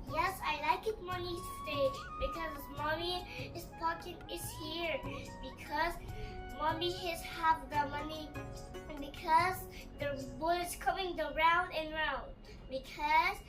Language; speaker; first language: English; early bilingual, other home language; Nepali